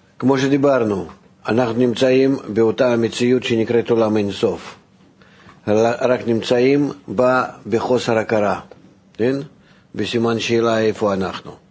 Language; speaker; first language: Hebrew; non-native, fluent; Russian